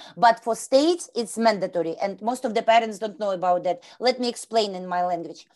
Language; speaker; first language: English; non-native, learner; Ukrainian